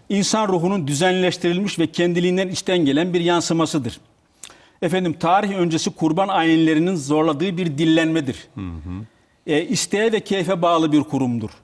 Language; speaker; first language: Turkish; native; Turkish